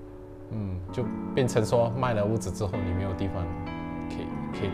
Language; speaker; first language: Chinese; native; Chinese